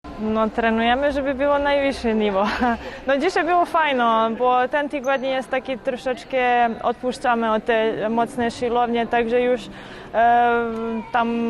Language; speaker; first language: Polish; non-native, learner; Serbian